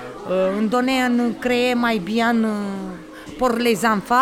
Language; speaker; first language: French; non-native, learner; Romanian